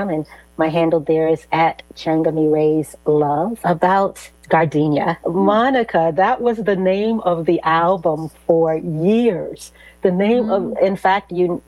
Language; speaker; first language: English; native; English